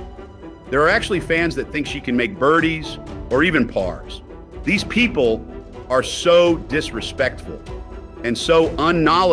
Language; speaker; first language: English; native; English